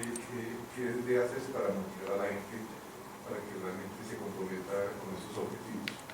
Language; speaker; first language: Spanish; native; Spanish